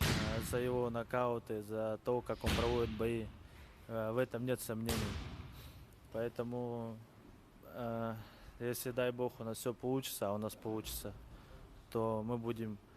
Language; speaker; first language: Russian; native; Russian